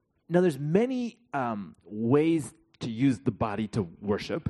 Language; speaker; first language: English; native; English